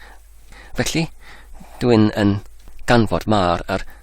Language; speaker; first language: Welsh; non-native, learner; English